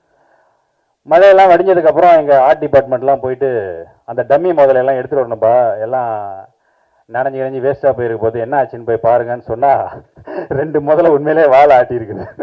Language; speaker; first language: Tamil; native; Tamil